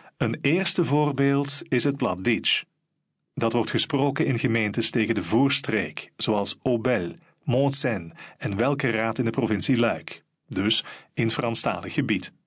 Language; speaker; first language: Dutch; native; Dutch